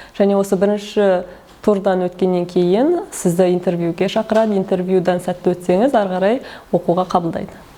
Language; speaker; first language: Kazakh; early bilingual, heritage; Kazakh